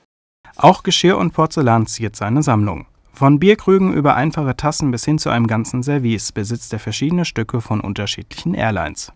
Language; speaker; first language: German; native; German